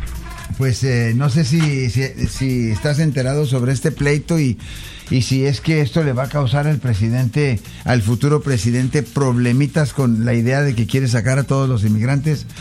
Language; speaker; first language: Spanish; native; Spanish